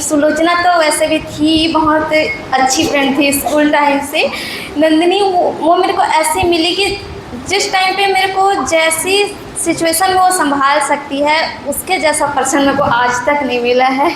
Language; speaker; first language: Hindi; native; Hindi